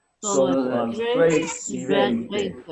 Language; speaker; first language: Spanish; non-native, learner; English